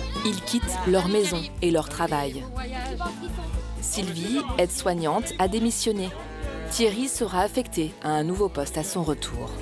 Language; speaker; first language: French; native; French